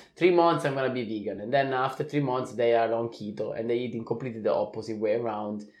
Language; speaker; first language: English; non-native, fluent; Italian